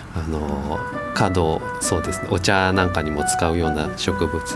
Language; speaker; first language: Japanese; native; Japanese